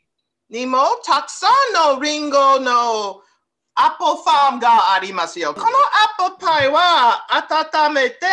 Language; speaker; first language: Japanese; non-native, learner; English